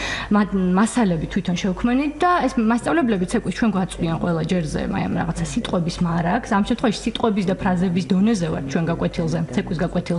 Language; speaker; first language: Georgian; native; Georgian